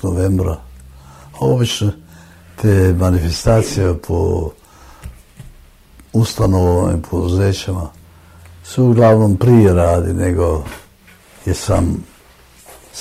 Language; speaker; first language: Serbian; non-native, fluent; German